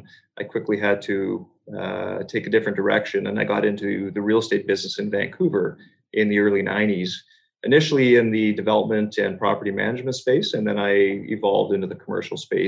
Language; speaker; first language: English; native; English